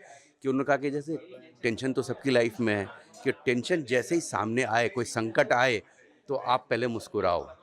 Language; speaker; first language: Hindi; native; Hindi